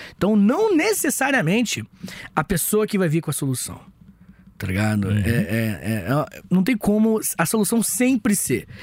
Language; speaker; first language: Portuguese; native; Portuguese